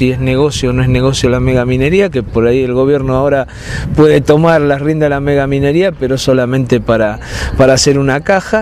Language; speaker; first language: Spanish; native; Spanish